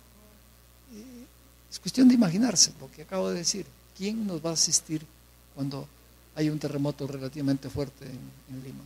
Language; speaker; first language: Spanish; native; Spanish